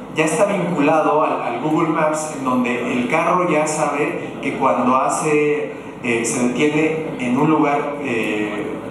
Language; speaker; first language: Spanish; native; Spanish